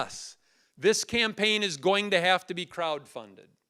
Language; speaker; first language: English; native; English